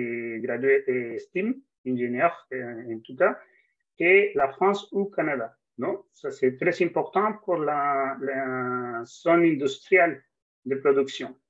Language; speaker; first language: French; non-native, fluent; Spanish